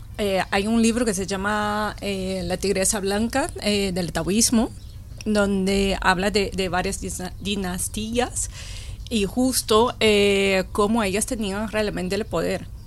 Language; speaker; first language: Spanish; non-native, fluent; Portuguese